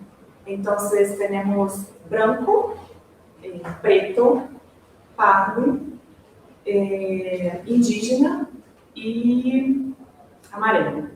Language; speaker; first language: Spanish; non-native, fluent; Portuguese